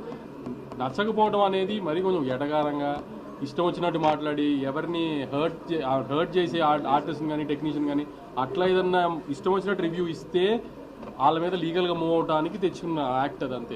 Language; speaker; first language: Telugu; native; Telugu